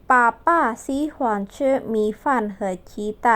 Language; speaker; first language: Chinese; non-native, fluent; Indonesian